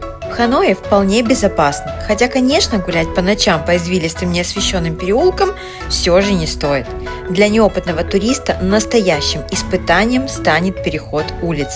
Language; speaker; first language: Russian; native; Russian